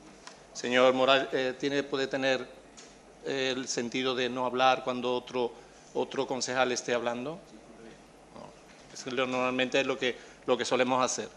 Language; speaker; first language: Spanish; native; Spanish